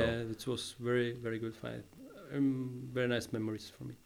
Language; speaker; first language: English; non-native, learner; Czech